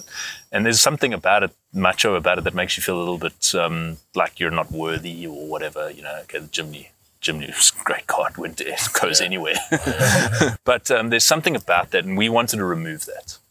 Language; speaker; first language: English; native; English